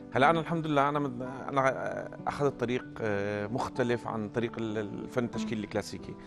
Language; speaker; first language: Arabic; native; Arabic